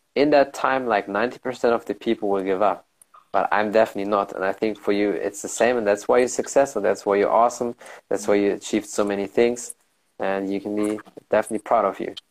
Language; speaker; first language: English; early bilingual, heritage; German